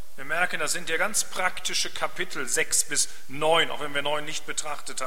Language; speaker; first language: German; native; German